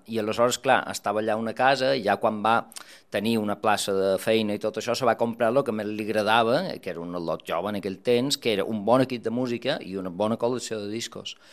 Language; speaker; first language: Catalan; non-native, local second language; Spanish